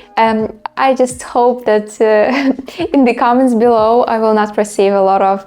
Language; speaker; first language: English; non-native, learner; Ukrainian